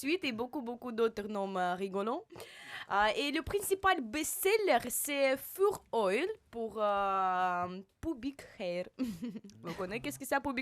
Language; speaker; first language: French; non-native, learner; Russian